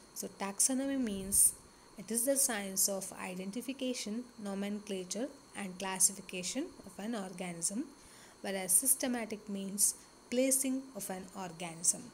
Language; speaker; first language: English; non-native, local second language; Kannada